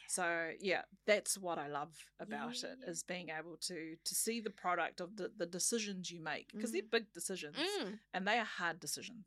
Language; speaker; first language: English; native; English